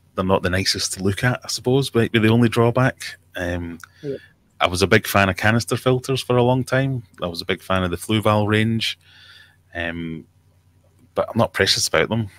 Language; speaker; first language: English; native; English